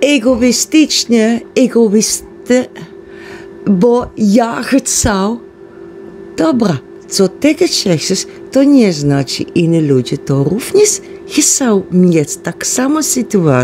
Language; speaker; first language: Polish; non-native, learner; Dutch